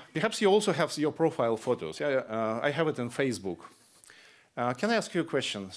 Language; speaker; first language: English; non-native, fluent; Russian